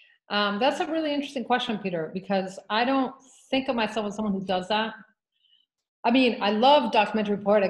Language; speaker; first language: English; early bilingual, other home language; Spanish